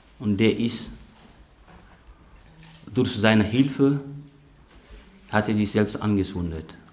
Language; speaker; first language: German; non-native, fluent; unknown